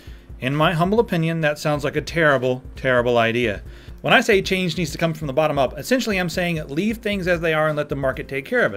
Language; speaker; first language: English; native; English